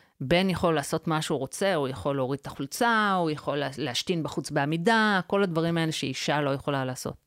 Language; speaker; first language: Hebrew; early bilingual, other home language; English